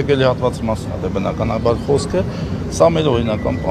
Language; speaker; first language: Armenian; native; Armenian